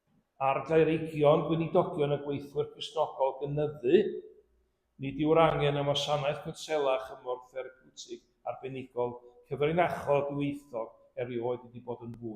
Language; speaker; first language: Welsh; native; Welsh